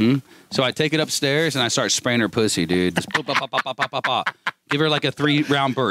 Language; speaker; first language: English; native; English